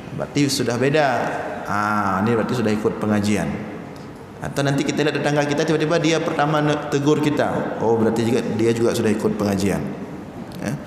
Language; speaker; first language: Malay; non-native, local second language; Achinese